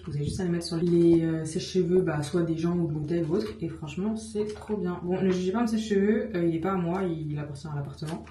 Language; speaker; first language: French; native; French